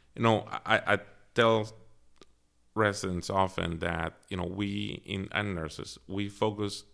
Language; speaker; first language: English; early bilingual, other home language; Spanish